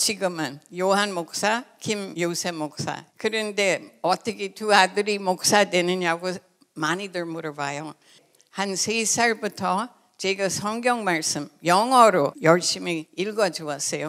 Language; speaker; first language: Korean; non-native, fluent; English